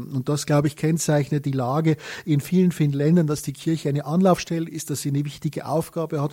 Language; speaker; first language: German; native; German